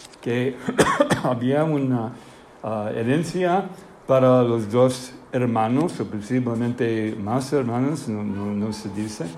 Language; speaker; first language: Spanish; non-native, fluent; English